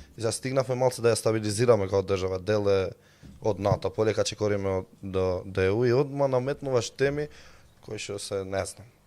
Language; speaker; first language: Macedonian; non-native, local second language; Albanian